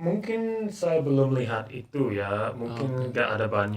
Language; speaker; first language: Indonesian; non-native, learner; English